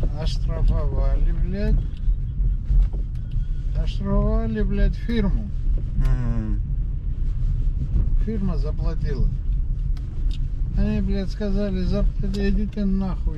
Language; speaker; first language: Russian; native; Russian